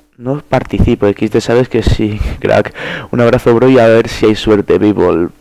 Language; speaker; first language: Spanish; early bilingual, other home language; Polish